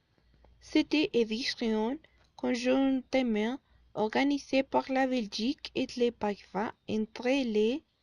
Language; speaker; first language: French; non-native, learner; Spanish